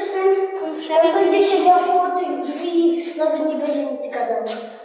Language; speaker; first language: Polish; native; Polish